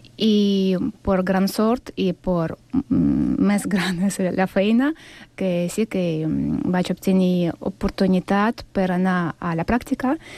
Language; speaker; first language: Catalan; non-native, fluent; Russian